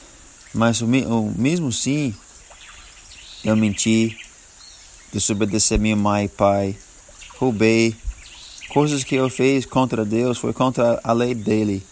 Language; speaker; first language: Portuguese; non-native, learner; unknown